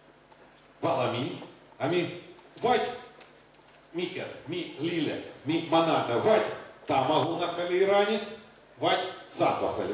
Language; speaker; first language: Hungarian; non-native, learner; Russian